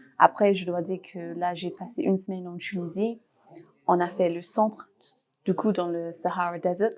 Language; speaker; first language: French; non-native, fluent; English